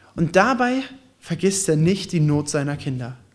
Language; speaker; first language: German; native; German